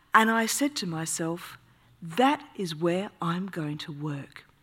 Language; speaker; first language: English; native; English